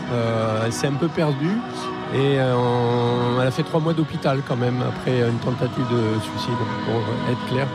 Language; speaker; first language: French; native; French